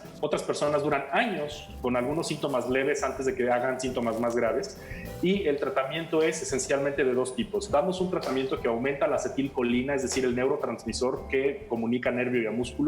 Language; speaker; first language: Spanish; native; Spanish